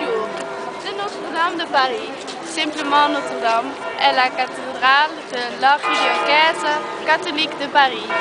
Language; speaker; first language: French; non-native, learner; Dutch